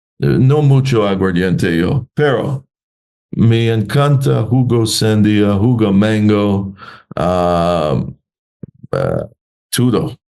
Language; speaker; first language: Spanish; non-native, learner; English